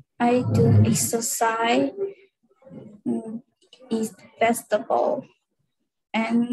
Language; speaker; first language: English; non-native, learner; Vietnamese